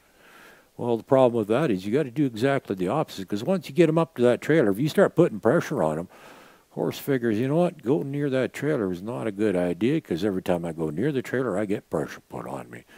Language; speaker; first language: English; native; English